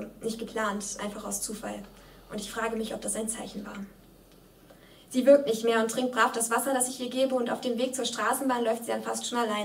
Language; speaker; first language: German; native; German